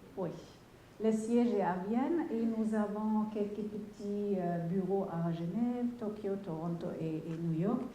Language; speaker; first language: French; non-native, fluent; German